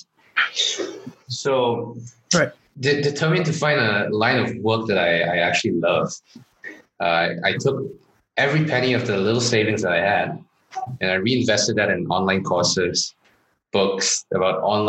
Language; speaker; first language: English; non-native, local second language; Chinese